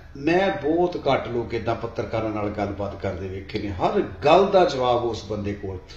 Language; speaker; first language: Punjabi; native; Punjabi